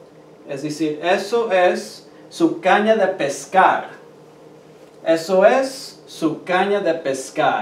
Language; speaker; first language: Spanish; early bilingual, heritage; Spanish